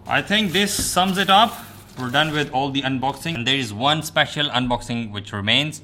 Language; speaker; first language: English; non-native, local second language; Urdu